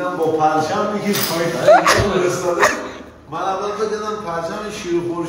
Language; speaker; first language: Persian; native; Persian